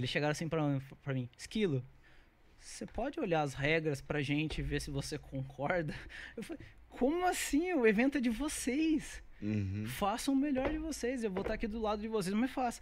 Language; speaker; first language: Portuguese; native; Portuguese